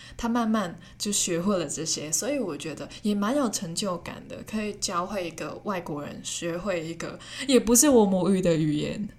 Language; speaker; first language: Chinese; non-native, local second language; Cantonese